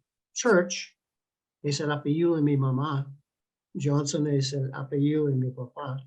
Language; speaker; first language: Spanish; non-native, fluent; English